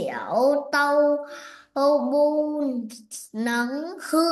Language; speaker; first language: Chinese; non-native, learner; Vietnamese